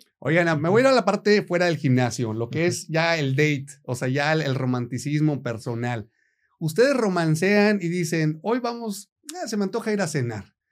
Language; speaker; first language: Spanish; native; Spanish